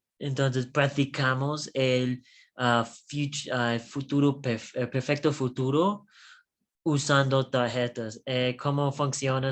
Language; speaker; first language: Spanish; non-native, learner; English